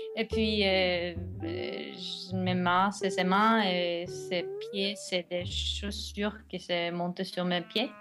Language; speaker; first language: French; non-native, learner; Norwegian